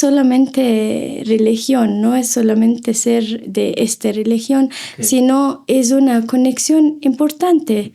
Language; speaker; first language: Spanish; non-native, fluent; Arabic